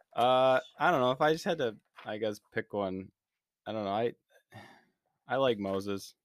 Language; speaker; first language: English; native; English